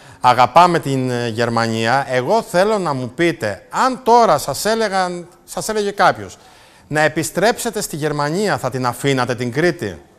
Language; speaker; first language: Greek; native; Greek